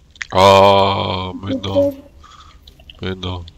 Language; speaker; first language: French; native; French